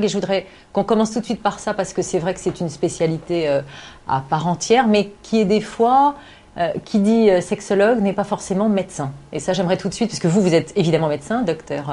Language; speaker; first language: French; native; French